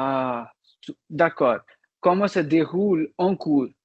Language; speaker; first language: French; non-native, learner; Hindi